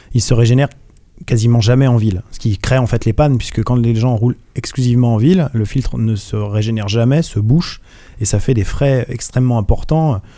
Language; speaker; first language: French; native; French